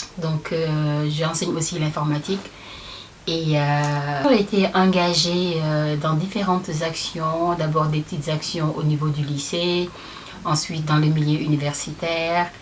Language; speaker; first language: French; non-native, local second language; Wolof